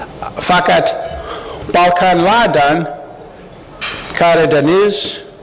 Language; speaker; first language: Turkish; non-native, learner; English